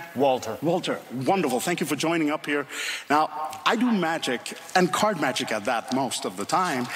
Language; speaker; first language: English; non-native, fluent; Finnish